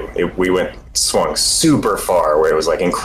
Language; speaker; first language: English; native; English